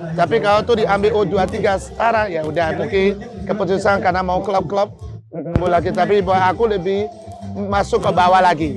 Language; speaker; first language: Indonesian; non-native, fluent; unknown